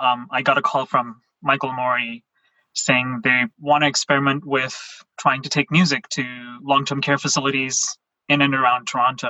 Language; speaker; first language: English; non-native, local second language; Sinhala